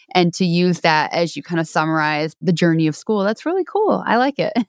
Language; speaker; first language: English; native; English